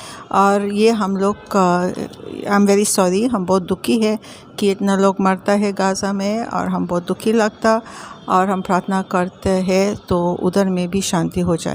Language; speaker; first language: Hindi; non-native, local second language; English